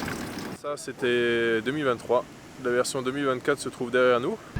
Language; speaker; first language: French; native; French